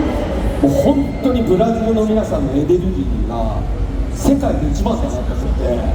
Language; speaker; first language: Japanese; native; Japanese